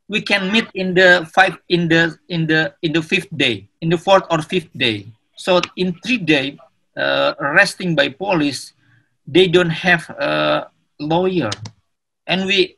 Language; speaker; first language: English; non-native, learner; Indonesian